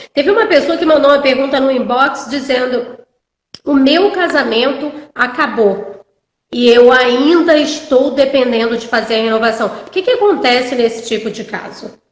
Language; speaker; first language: Portuguese; native; Portuguese